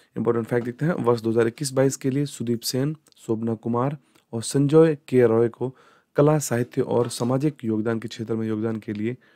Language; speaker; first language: Hindi; native; Hindi